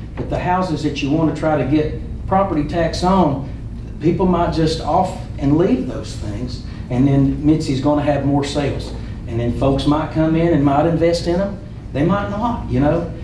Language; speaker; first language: English; native; English